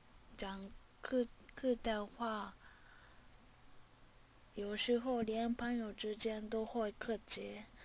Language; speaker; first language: Chinese; non-native, learner; Japanese